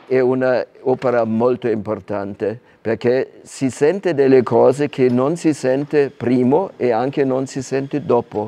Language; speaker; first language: Italian; non-native, fluent; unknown